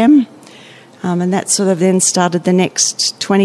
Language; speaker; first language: English; native; English